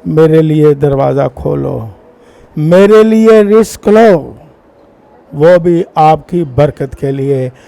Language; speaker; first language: Urdu; non-native, local second language; Punjabi